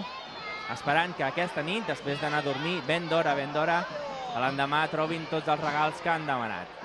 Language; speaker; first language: Catalan; native; Catalan